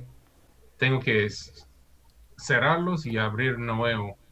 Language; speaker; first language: Spanish; non-native, fluent; English